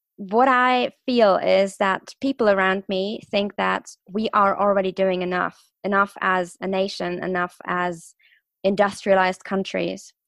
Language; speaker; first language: English; non-native, fluent; German